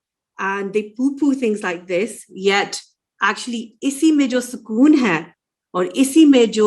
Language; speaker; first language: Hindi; early bilingual, heritage; Urdu